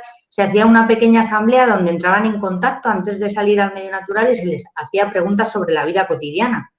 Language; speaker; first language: Spanish; native; Spanish